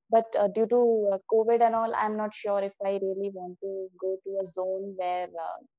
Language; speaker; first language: English; non-native, local second language; Hindi